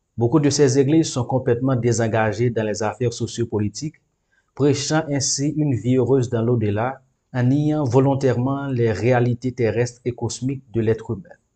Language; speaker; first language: French; non-native, local second language; Haitian Creole